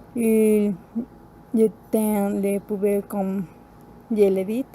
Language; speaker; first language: French; non-native, learner; Spanish